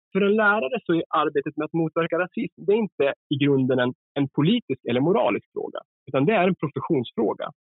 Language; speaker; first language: Swedish; native; Swedish